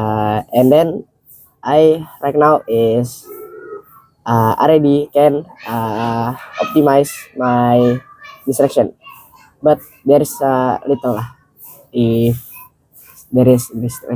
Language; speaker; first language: English; non-native, learner; Indonesian